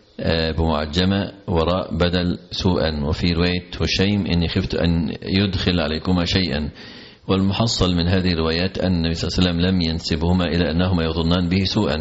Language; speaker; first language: Arabic; native; Arabic